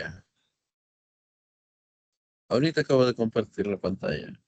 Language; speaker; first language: Spanish; native; Spanish